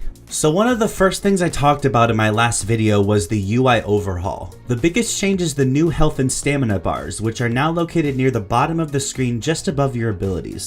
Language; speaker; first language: English; native; English